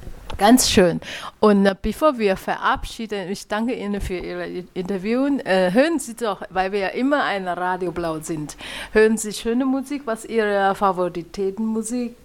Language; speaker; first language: German; non-native, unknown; Chinese